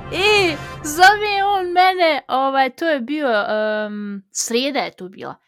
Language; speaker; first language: Bosnian; early bilingual, heritage; Bosnian